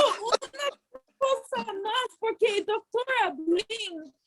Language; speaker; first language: Spanish; non-native, learner; English